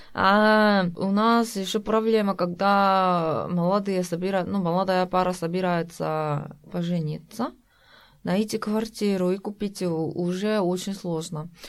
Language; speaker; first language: Russian; non-native, fluent; Korean